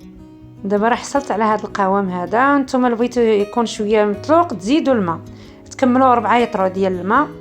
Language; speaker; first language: Arabic; native; Arabic